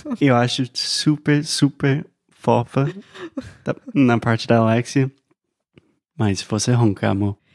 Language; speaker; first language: Portuguese; non-native, fluent; English